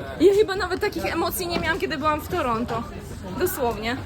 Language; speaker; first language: Polish; non-native, fluent; Ukrainian